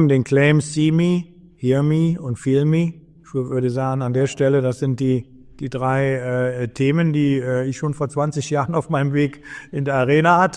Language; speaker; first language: German; native; German